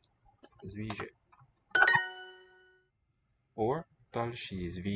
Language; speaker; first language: Czech; non-native, learner; English